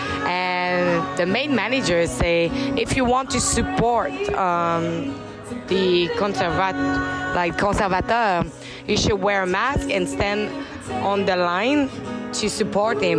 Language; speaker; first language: English; non-native, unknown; French